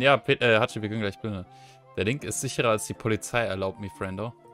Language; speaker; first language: German; native; German